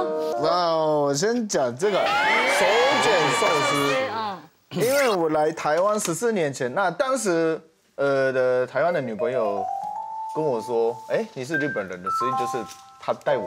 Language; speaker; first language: Chinese; non-native, fluent; Japanese